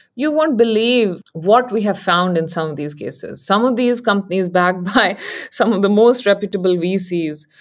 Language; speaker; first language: English; non-native, local second language; Hindi